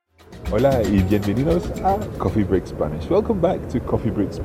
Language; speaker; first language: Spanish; non-native, fluent; English